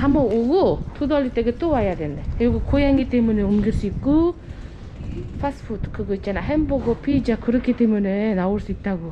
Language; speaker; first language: Korean; native; Korean